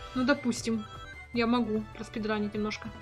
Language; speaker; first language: Russian; native; Russian